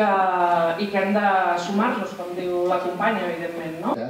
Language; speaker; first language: Catalan; native; Catalan